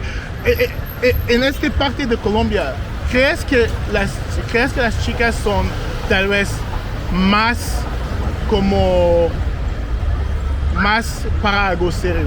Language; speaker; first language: Spanish; non-native, learner; English